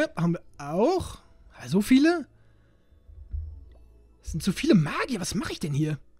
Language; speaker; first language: German; native; German